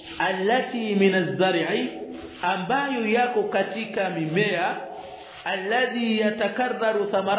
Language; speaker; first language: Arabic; non-native, fluent; Swahili